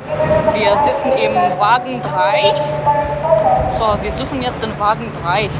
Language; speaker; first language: German; non-native, learner; Indonesian